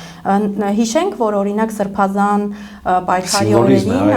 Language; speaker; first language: Armenian; native; Armenian